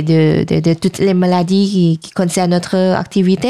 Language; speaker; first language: French; non-native, fluent; Thai